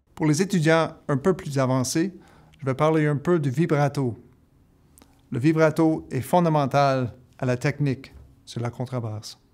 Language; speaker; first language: French; native; French